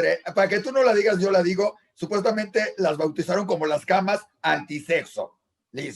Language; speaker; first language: Spanish; native; Spanish